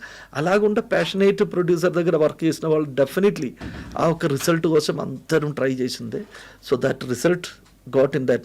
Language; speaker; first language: Telugu; non-native, fluent; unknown